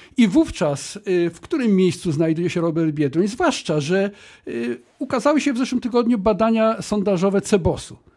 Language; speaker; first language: Polish; native; Polish